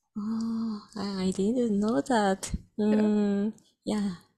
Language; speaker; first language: English; non-native, fluent; Japanese